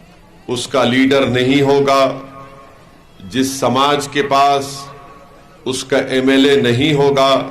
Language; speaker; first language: Urdu; native; Urdu